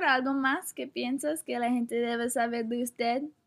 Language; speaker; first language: Spanish; early bilingual, other home language; English